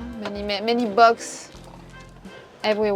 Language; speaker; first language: English; non-native, learner; French